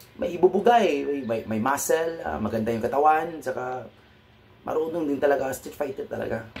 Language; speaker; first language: Filipino; non-native, local second language; Cebuano